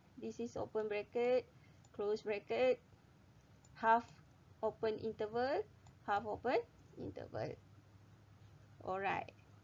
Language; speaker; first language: English; non-native, local second language; Malay